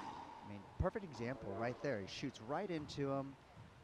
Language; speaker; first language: English; native; English